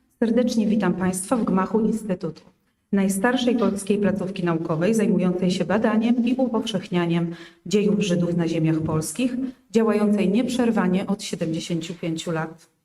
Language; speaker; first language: Polish; native; Polish